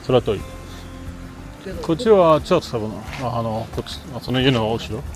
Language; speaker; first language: Japanese; non-native, learner; French